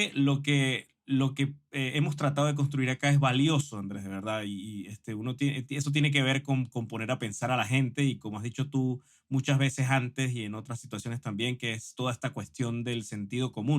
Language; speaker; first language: Spanish; native; Spanish